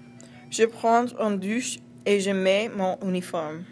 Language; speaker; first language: French; non-native, learner; English